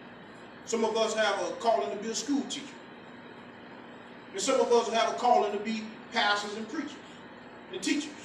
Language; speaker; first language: English; native; English